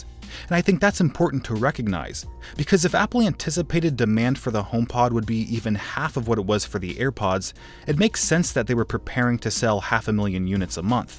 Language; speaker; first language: English; native; English